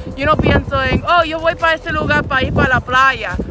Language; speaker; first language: Spanish; non-native, fluent; English